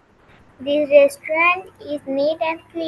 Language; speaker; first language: English; non-native, learner; Bangla